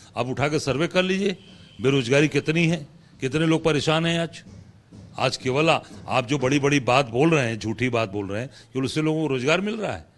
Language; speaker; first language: Hindi; native; Hindi